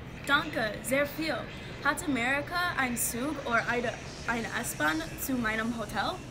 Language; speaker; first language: German; non-native, learner; English